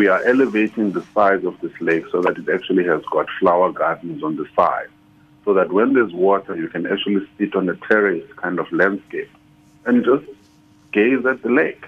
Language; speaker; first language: English; non-native, local second language; Xhosa